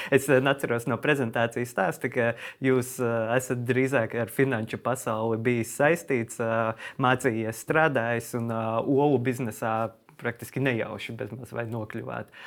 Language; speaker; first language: Latvian; native; Latvian